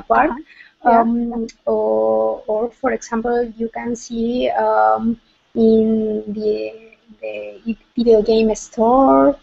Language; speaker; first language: English; non-native, learner; Spanish